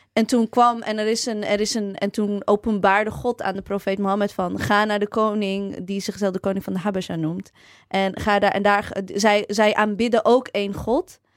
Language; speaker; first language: Dutch; early bilingual, other home language; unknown